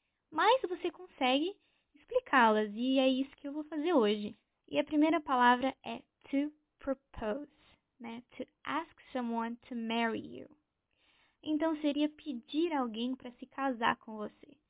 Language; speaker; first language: Portuguese; native; Portuguese